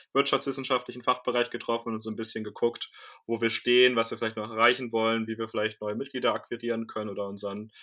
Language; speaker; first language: German; native; German